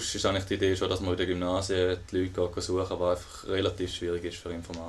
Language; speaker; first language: German; native; German